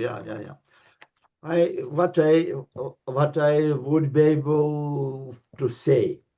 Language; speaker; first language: English; non-native, learner; Lithuanian